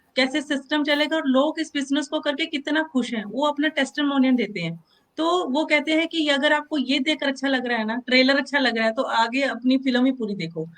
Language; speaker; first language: Hindi; non-native, local second language; Punjabi